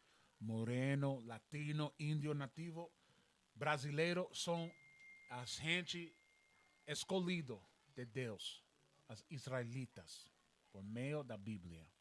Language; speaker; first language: Portuguese; non-native, learner; Spanish